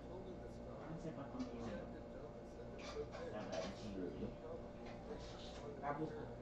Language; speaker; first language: French; non-native, learner; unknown